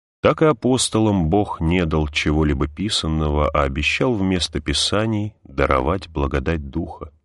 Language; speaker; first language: Russian; native; Russian